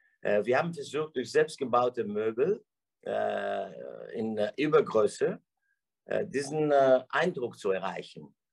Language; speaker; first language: German; non-native, fluent; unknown